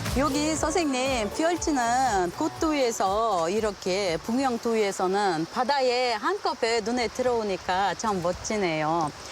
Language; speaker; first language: Korean; non-native, fluent; Uzbek